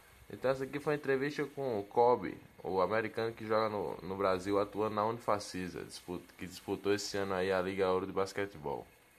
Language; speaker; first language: Portuguese; native; Portuguese